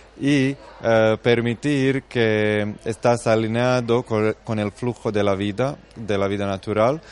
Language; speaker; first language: Spanish; non-native, fluent; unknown